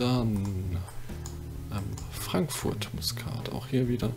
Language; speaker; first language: German; native; German